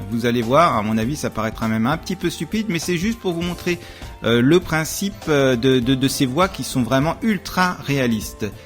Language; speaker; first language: French; native; French